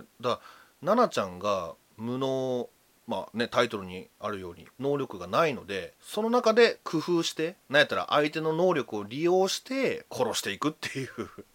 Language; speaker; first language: Japanese; native; Japanese